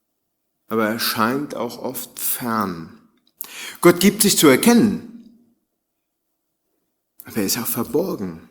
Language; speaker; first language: German; native; German